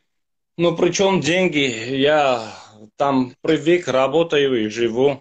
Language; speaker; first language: Russian; non-native, fluent; Armenian